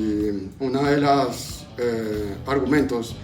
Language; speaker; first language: Spanish; native; Spanish